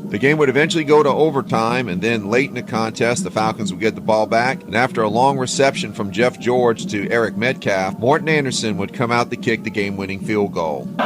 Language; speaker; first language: English; native; English